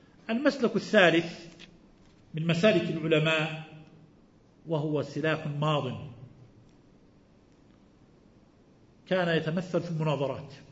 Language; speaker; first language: Arabic; native; Arabic